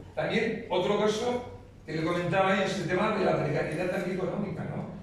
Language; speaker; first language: Spanish; native; Spanish